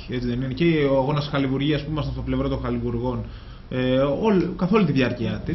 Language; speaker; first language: Greek; native; Greek